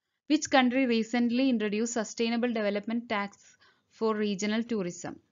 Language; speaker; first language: English; non-native, local second language; Malayalam